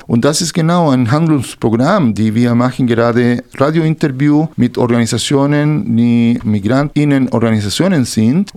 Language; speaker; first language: German; non-native, fluent; Spanish